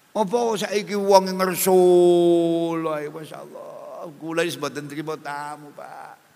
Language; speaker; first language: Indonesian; non-native, local second language; Javanese